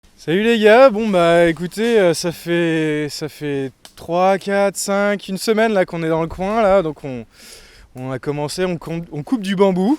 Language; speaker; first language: French; native; French